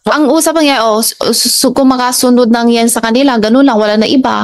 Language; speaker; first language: Filipino; non-native, learner; Chinese